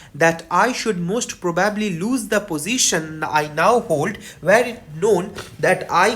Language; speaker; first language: English; non-native, local second language; Bangla